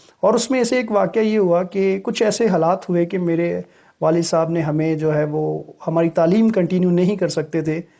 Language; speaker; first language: Urdu; non-native, local second language; Punjabi